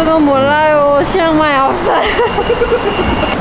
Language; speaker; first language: Korean; non-native, learner; Thai